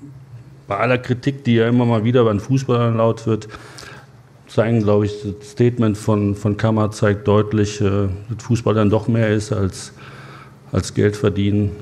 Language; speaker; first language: German; native; German